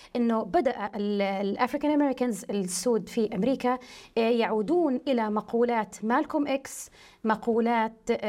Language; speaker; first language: Arabic; early bilingual, heritage; Arabic